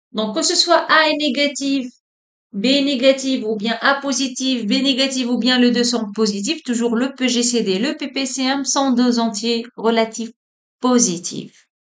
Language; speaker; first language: French; non-native, local second language; Arabic